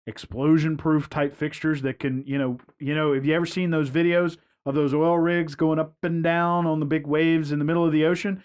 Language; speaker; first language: English; native; English